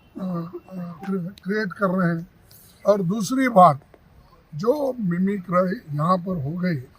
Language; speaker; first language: Hindi; non-native, local second language; Kannada